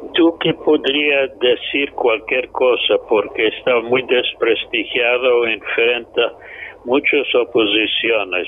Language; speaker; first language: Spanish; non-native, fluent; English